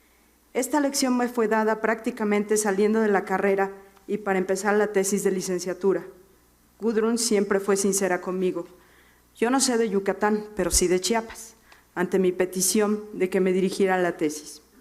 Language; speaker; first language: Spanish; native; Spanish